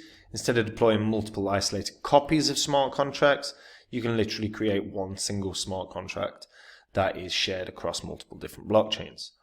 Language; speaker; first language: English; native; English